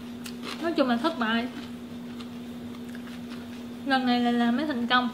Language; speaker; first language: Vietnamese; native; Vietnamese